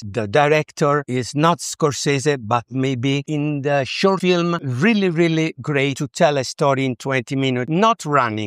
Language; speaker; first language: English; non-native, learner; Italian